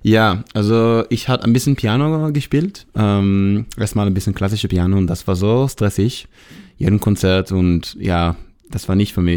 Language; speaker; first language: German; non-native, learner; Hebrew